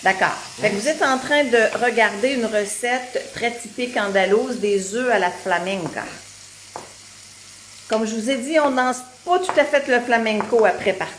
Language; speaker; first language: French; native; French